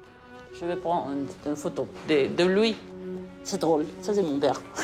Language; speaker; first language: French; non-native, learner; Spanish